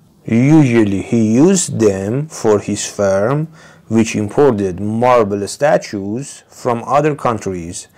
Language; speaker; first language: English; non-native, fluent; Persian